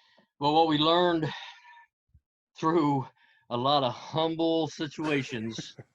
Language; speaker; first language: English; native; English